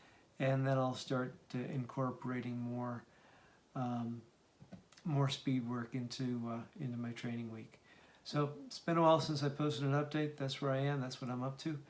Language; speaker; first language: English; native; English